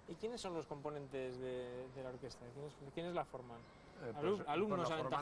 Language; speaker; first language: Spanish; native; Spanish